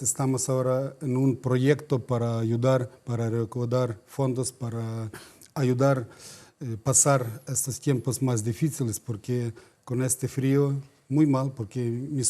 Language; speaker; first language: Spanish; non-native, fluent; Ukrainian